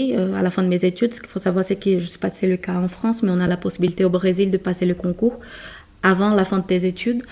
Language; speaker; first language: French; non-native, fluent; Portuguese